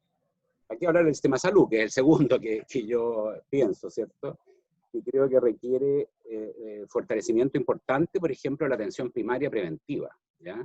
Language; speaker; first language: Spanish; native; Spanish